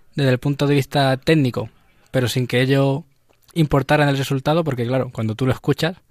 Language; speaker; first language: Spanish; native; Spanish